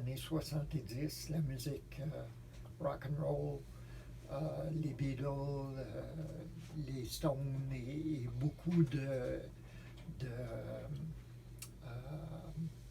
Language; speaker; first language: French; native; French